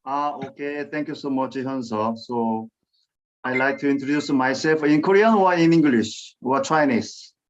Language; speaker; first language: English; non-native, fluent; Korean